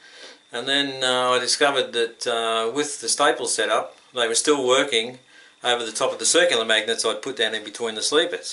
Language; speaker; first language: English; native; English